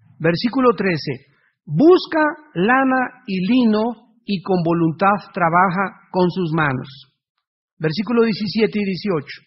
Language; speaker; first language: Spanish; native; Spanish